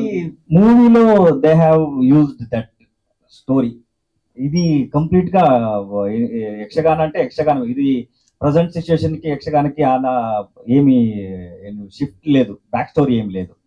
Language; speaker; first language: Telugu; non-native, learner; Kannada